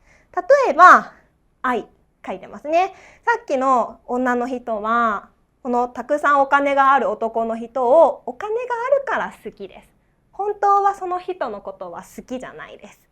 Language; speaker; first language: Japanese; non-native, fluent; Chinese